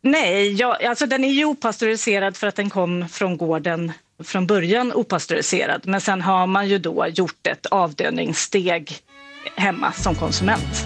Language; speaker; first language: Swedish; native; Swedish